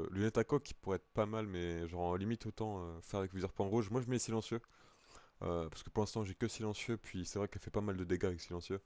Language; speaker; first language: French; native; French